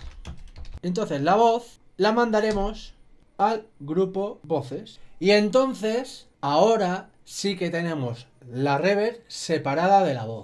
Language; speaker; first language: Spanish; native; Spanish